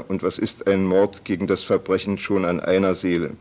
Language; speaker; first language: German; native; German